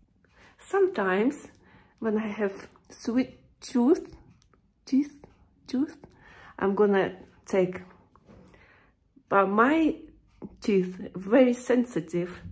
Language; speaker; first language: English; non-native, learner; Russian